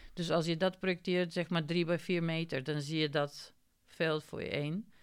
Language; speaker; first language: Dutch; non-native, fluent; Macedonian